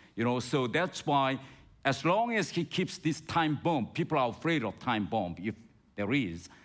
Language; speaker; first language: English; non-native, fluent; Korean